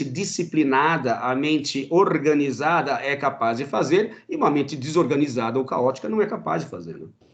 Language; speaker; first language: Portuguese; native; Portuguese